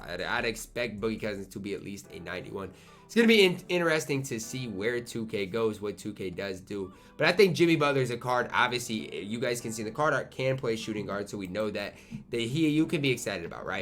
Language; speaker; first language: English; native; English